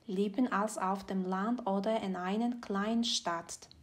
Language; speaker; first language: German; non-native, fluent; Mongolian